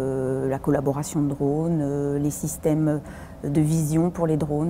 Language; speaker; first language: French; native; French